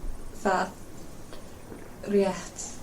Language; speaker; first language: Icelandic; non-native, learner; English